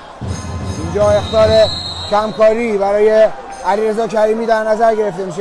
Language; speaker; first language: Persian; native; Persian